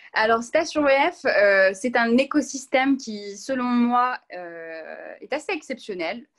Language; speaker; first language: French; non-native, local second language; Arabic